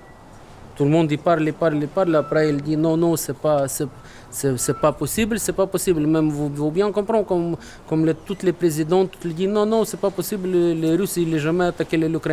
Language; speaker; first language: French; non-native, learner; Ukrainian